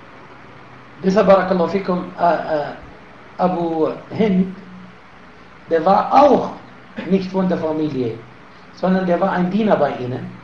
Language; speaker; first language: German; non-native, fluent; Arabic